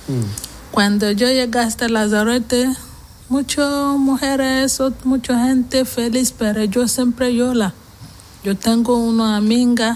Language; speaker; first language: Spanish; non-native, learner; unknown